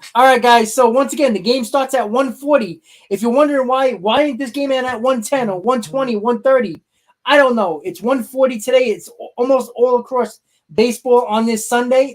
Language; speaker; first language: English; native; English